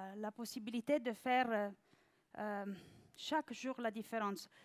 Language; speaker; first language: French; non-native, fluent; Italian